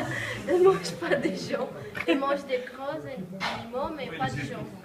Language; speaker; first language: French; non-native, learner; Portuguese